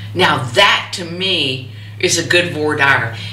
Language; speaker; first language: English; native; English